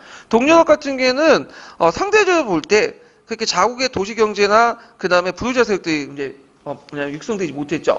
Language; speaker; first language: Korean; native; Korean